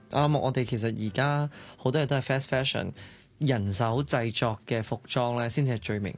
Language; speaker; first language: Cantonese; native; Cantonese